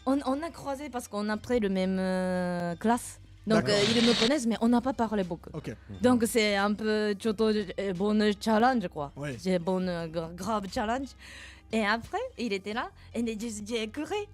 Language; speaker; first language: French; non-native, fluent; Japanese